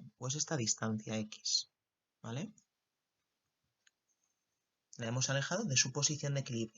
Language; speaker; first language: Spanish; native; Spanish